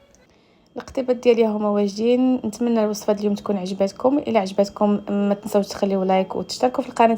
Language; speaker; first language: Arabic; native; Arabic